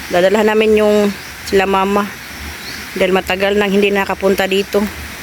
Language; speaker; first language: Filipino; non-native, local second language; Cebuano